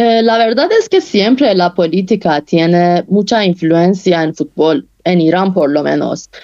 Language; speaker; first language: Spanish; non-native, learner; Persian